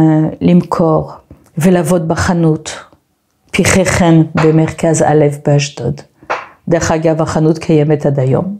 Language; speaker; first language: Hebrew; non-native, fluent; French